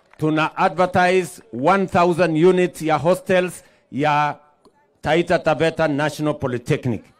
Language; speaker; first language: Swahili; non-native, local second language; Kalenjin